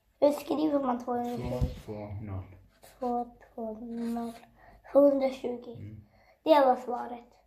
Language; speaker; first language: Swedish; early bilingual, other home language; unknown